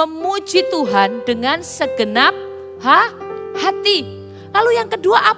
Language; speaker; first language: Indonesian; native; Indonesian